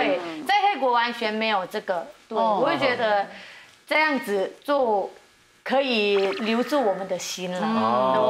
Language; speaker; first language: Chinese; non-native, fluent; Thai